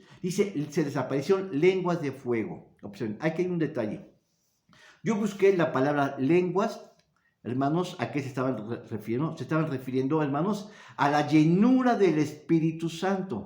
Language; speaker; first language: Spanish; native; Spanish